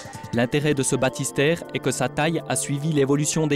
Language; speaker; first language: French; native; French